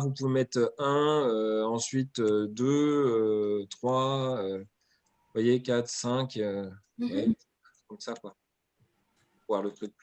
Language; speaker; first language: French; native; French